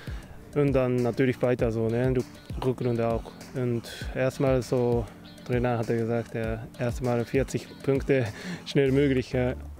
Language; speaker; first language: German; non-native, learner; Japanese